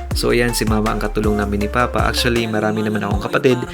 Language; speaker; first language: Filipino; non-native, local second language; Hiligaynon